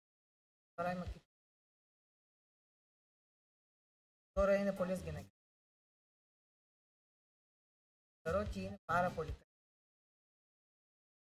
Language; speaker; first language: Greek; non-native, learner; Russian